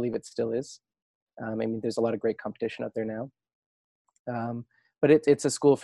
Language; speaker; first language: English; native; English